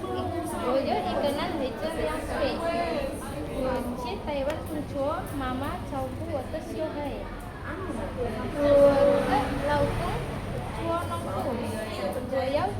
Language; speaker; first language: Chinese; non-native, learner; Indonesian